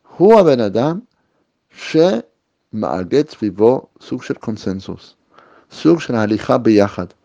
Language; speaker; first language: Hebrew; native; Hebrew